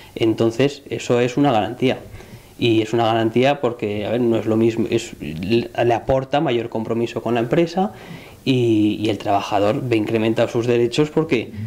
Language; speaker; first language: Spanish; native; Spanish